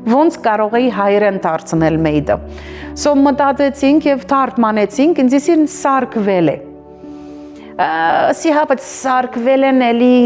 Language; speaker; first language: Armenian; early bilingual, heritage; Armenian